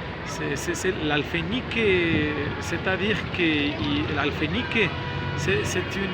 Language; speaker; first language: French; non-native, learner; Spanish